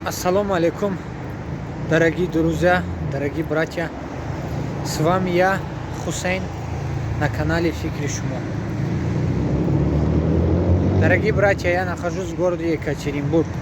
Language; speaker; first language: Russian; non-native, local second language; Tajik